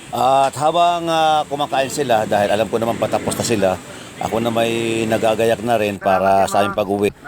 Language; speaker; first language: Filipino; native; Filipino